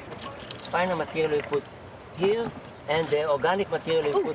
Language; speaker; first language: English; non-native, fluent; Hebrew